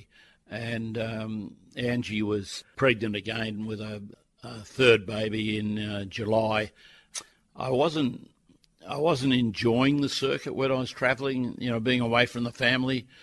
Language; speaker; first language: English; native; English